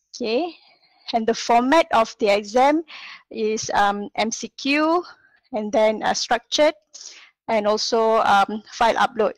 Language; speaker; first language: English; non-native, local second language; Malay